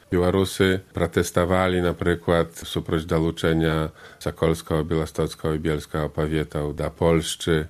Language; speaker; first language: Belarusian; non-native, local second language; Polish